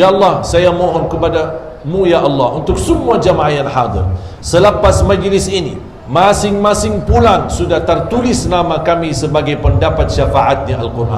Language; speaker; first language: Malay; non-native, fluent; Arabic